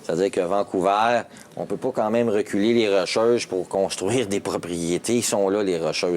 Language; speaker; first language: French; native; French